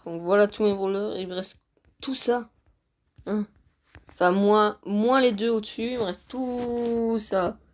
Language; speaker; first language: French; native; French